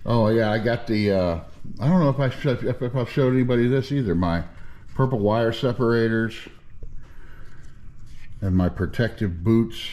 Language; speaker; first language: English; native; English